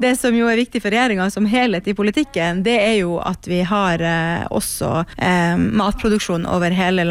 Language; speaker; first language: Norwegian; native; Norwegian